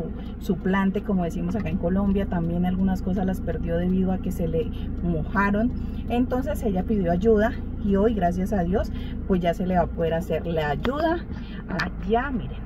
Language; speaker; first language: Spanish; native; Spanish